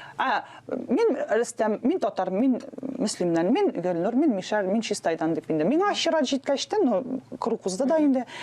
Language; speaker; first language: Tatar; non-native, local second language; Russian